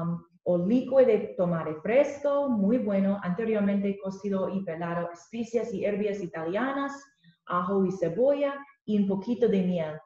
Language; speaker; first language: Spanish; non-native, learner; English